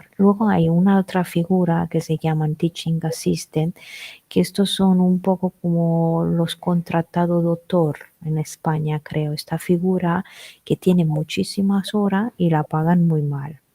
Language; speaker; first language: Spanish; non-native, fluent; Italian